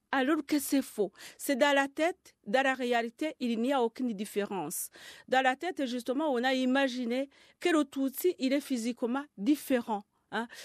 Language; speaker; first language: French; non-native, local second language; Kinyarwanda